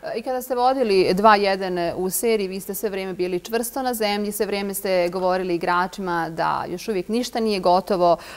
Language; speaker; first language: Croatian; native; Croatian